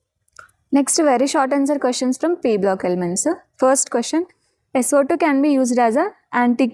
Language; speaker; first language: English; non-native, local second language; Telugu